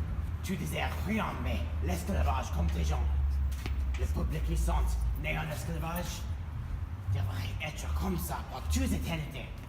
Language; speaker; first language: French; non-native, learner; English